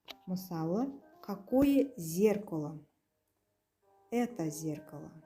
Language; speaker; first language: Russian; non-native, local second language; Kazakh